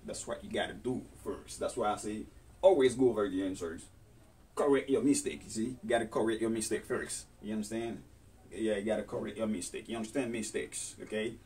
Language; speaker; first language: English; non-native, fluent; Haitian Creole